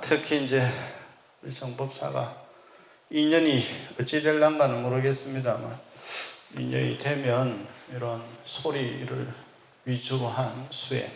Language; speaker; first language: Korean; native; Korean